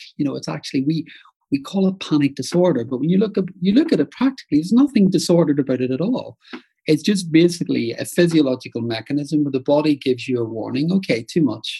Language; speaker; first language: English; native; English